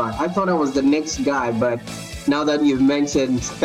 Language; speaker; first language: English; non-native, local second language; Shona